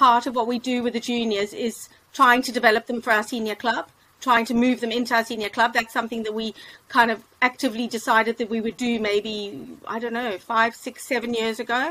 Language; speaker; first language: English; native; English